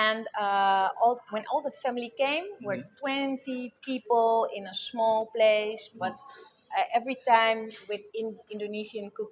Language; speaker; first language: English; non-native, fluent; Dutch